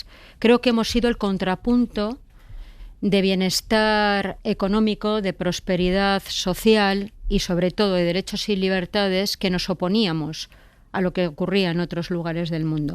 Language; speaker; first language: Spanish; native; Spanish